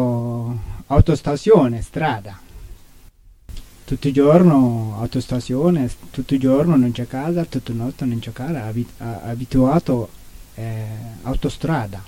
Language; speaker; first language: Italian; non-native, learner; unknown